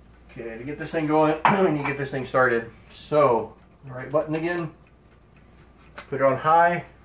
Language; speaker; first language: English; early bilingual, other home language; Czech